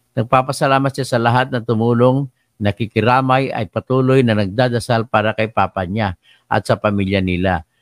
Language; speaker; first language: Filipino; non-native, local second language; Cebuano